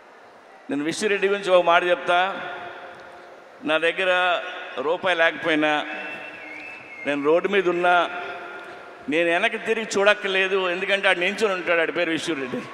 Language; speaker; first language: Telugu; native; Telugu